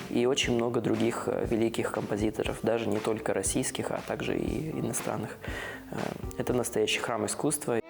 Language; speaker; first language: Russian; early bilingual, heritage; Russian